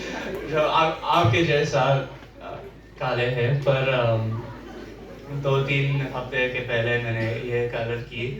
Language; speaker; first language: Hindi; early bilingual, heritage; English